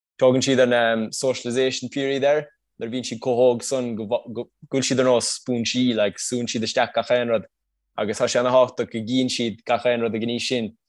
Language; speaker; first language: Irish; native; Irish